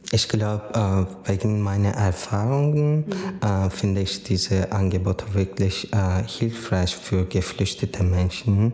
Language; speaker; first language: German; non-native, learner; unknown